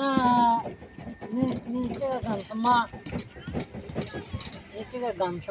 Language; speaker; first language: Chinese; non-native, learner; Bangla